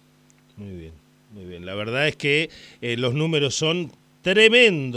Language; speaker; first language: Spanish; native; Spanish